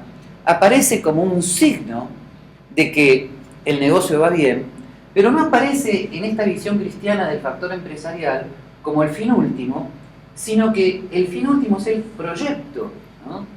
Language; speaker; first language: Spanish; native; Spanish